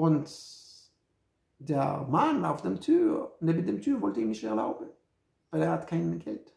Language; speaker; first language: German; non-native, fluent; Hebrew